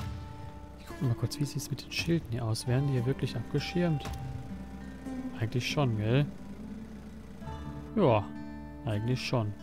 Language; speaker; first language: German; native; German